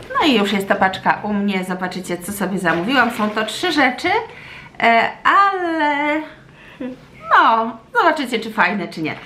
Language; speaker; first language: Polish; native; Polish